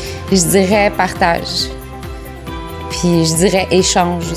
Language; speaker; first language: French; native; French